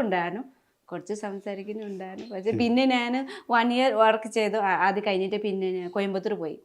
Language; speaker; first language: Malayalam; non-native, learner; Nepali